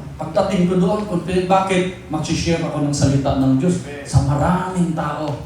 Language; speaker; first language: Filipino; non-native, local second language; Cebuano